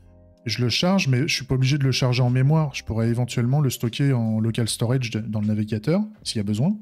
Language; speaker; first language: French; native; French